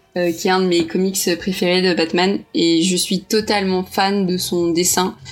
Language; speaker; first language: French; early bilingual, heritage; Portuguese